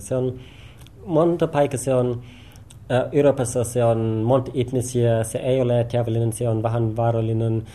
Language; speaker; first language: Finnish; non-native, learner; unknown